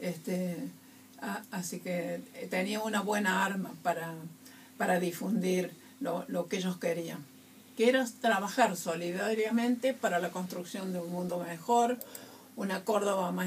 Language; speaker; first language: Spanish; native; Spanish